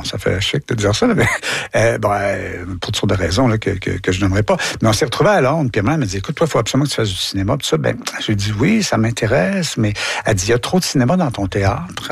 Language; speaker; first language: French; native; French